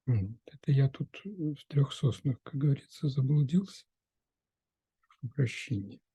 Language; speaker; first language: Russian; native; Russian